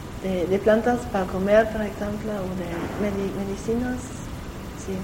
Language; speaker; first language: Spanish; non-native, learner; German